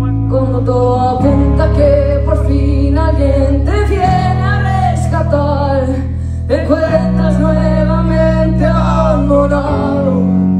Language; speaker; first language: Spanish; native; Spanish